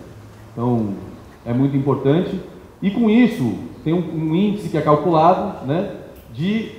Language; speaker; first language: Portuguese; native; Portuguese